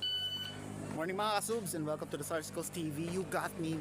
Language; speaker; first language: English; non-native, local second language; Filipino